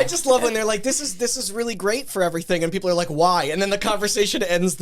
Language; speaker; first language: English; native; English